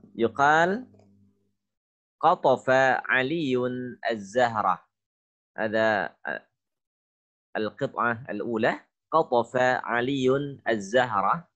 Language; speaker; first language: Arabic; non-native, fluent; Indonesian